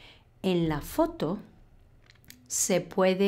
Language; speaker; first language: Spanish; non-native, fluent; English